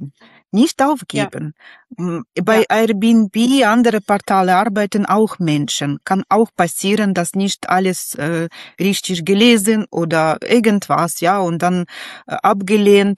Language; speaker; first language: German; non-native, learner; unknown